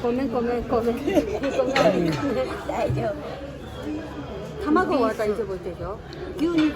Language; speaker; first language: Japanese; non-native, learner; Chinese